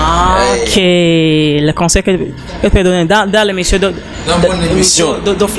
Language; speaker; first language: French; non-native, learner; Rundi